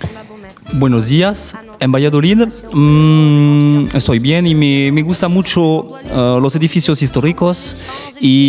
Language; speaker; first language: Spanish; non-native, learner; French